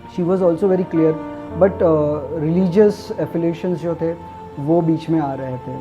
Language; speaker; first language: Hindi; non-native, local second language; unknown